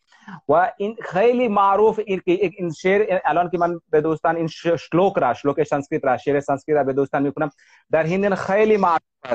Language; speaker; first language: Persian; non-native, fluent; Hindi